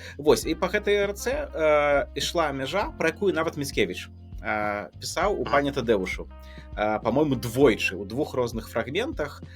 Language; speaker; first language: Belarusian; non-native, local second language; Russian